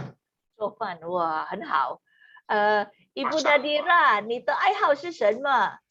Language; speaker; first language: Chinese; non-native, fluent; Indonesian